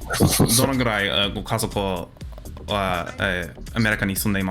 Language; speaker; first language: Japanese; non-native, learner; English